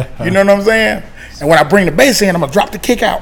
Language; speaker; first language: English; native; English